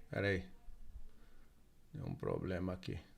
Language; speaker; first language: Portuguese; native; Portuguese